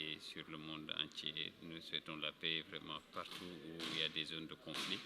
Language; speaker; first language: French; non-native, local second language; Wolof